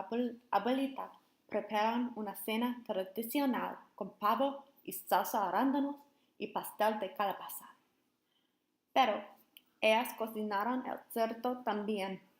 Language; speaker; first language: Spanish; non-native, learner; English